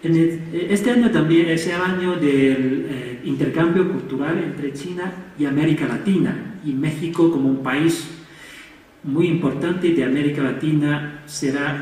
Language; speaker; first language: Spanish; non-native, fluent; Chinese